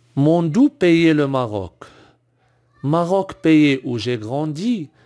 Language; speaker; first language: French; non-native, local second language; Arabic